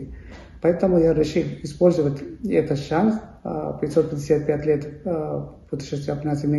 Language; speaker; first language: Russian; non-native, fluent; Malayalam